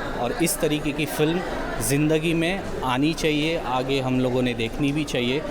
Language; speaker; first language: Hindi; native; Hindi